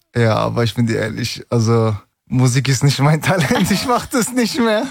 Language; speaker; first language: German; early bilingual, other home language; Turkish